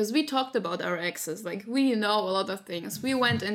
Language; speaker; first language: English; non-native, fluent; Slovak